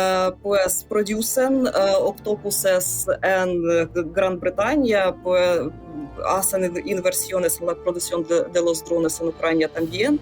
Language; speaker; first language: Spanish; non-native, fluent; Ukrainian